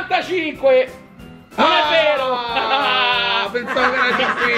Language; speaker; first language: Italian; native; Italian